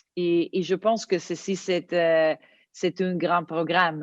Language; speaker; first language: French; non-native, learner; Italian